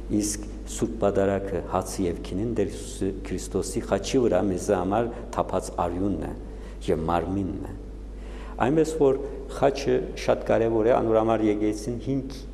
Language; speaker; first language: Armenian; early bilingual, heritage; Armenian